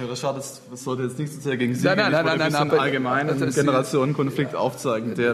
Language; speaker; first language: German; native; German